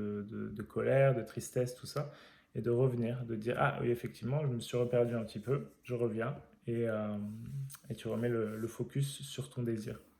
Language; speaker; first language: French; native; French